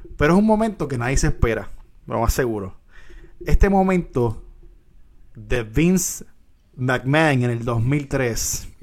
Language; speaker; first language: Spanish; native; Spanish